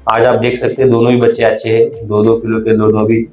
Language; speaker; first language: Hindi; non-native, local second language; Marathi